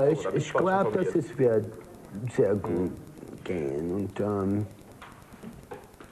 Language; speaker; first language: German; non-native, learner; English